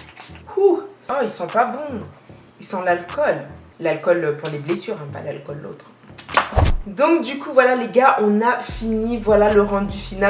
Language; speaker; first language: French; native; French